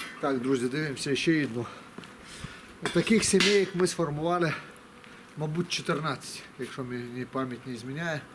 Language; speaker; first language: Ukrainian; non-native, local second language; Russian